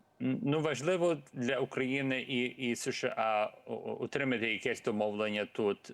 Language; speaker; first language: Ukrainian; early bilingual, heritage; Ukrainian